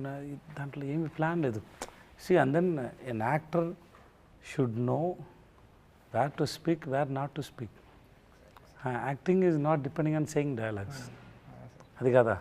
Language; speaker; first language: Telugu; non-native, learner; Tamil